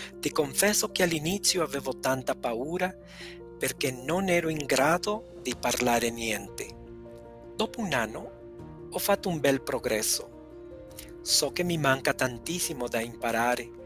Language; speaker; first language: Italian; non-native, learner; Spanish